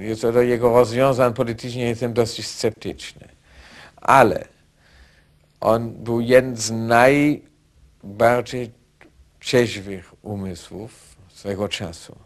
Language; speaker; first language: Polish; non-native, fluent; German